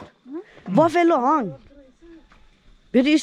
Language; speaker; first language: English; non-native, learner; Nepali